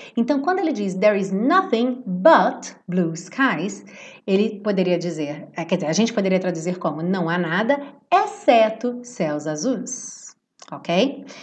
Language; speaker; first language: Portuguese; native; Portuguese